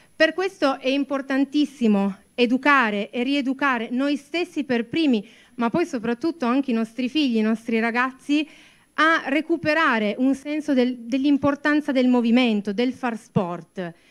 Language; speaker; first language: Italian; native; Italian